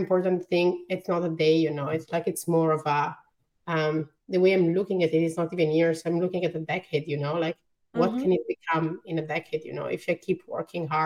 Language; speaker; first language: English; non-native, fluent; Italian